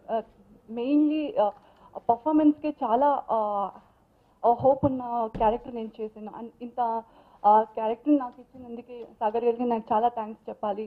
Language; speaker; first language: Telugu; non-native, fluent; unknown